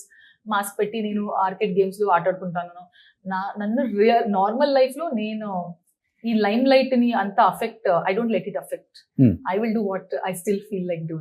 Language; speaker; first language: Telugu; non-native, local second language; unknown